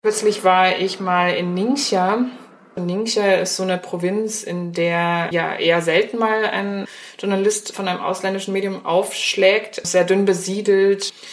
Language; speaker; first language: German; early bilingual, other home language; Chinese